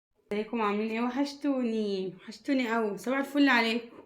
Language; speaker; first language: Arabic; native; Arabic